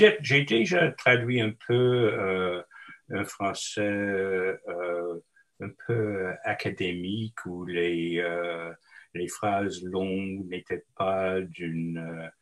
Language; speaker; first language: French; non-native, local second language; English